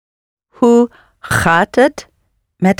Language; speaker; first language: Dutch; non-native, learner; English